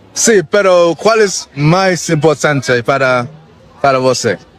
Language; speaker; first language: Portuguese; non-native, learner; English